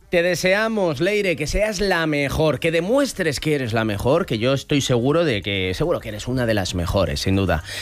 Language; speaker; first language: Spanish; native; Spanish